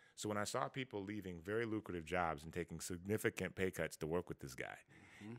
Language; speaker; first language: English; native; English